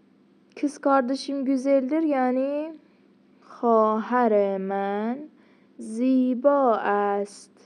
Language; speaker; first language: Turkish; non-native, fluent; Persian